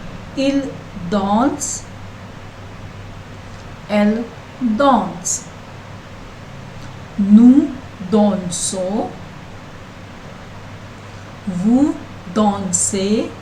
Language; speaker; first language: French; non-native, learner; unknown